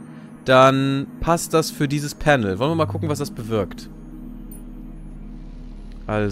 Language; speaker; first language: German; native; German